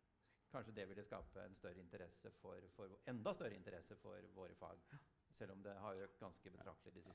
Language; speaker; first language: Norwegian; native; Norwegian